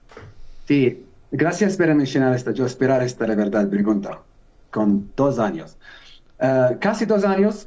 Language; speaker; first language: Spanish; non-native, learner; Arabic